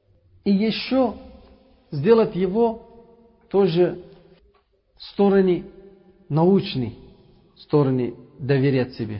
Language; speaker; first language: Russian; non-native, learner; Uzbek